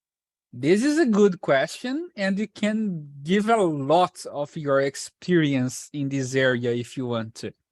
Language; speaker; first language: English; non-native, fluent; Portuguese